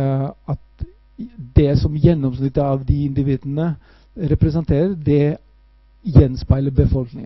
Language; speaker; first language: Norwegian; non-native, fluent; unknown